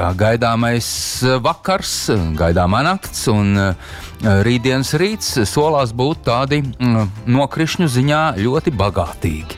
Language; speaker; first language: Latvian; native; Latvian